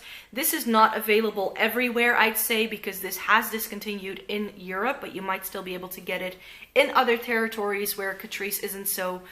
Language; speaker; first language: English; non-native, fluent; Dutch